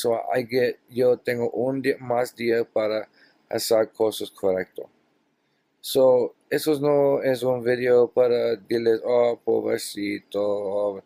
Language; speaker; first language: Spanish; non-native, learner; English